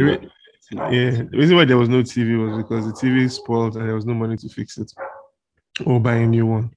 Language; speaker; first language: English; non-native, local second language; Igbo